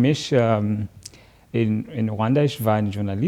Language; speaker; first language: German; non-native, learner; Kinyarwanda